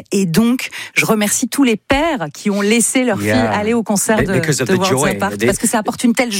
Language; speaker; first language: French; native; French